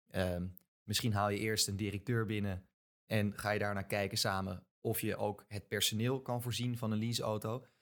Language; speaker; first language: Dutch; native; Dutch